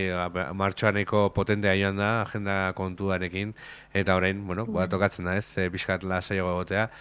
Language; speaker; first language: Basque; native; Basque